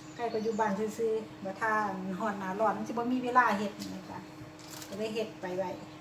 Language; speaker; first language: Thai; native; Thai